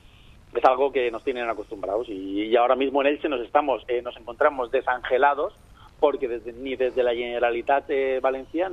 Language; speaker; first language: Spanish; native; Spanish